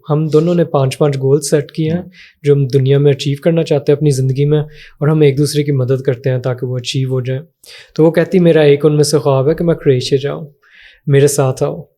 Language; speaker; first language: Urdu; native; Urdu